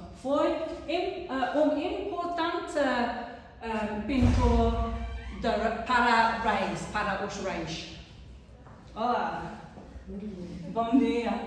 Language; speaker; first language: Portuguese; non-native, learner; English